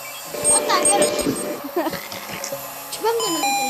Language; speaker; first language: French; early bilingual, other home language; Portuguese